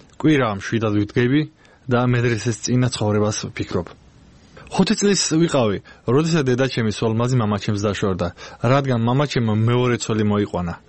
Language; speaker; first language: Georgian; non-native, local second language; Azerbaijani